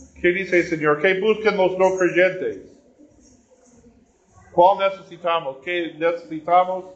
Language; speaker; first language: Spanish; non-native, learner; English